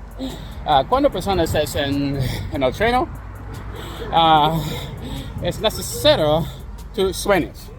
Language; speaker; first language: Spanish; non-native, learner; English